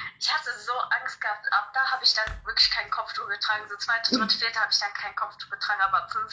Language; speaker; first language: German; early bilingual, other home language; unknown